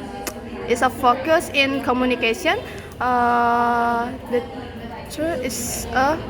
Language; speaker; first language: English; non-native, learner; Indonesian